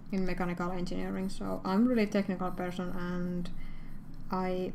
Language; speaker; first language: English; non-native, fluent; Finnish